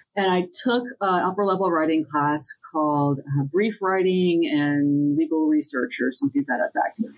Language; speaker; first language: English; native; English